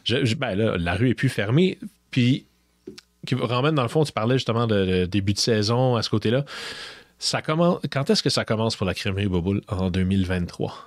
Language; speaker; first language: French; native; French